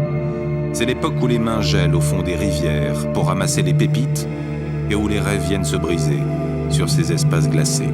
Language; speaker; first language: French; native; French